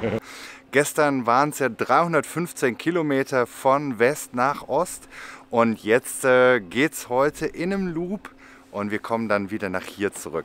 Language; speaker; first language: German; native; German